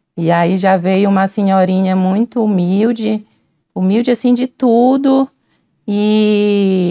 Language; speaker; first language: Portuguese; native; Portuguese